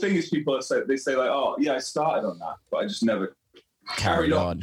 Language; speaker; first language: English; native; English